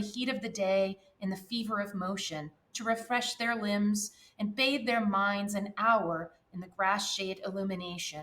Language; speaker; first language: English; native; English